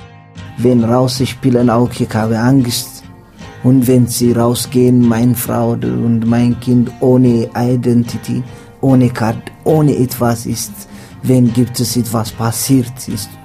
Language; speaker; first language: German; non-native, learner; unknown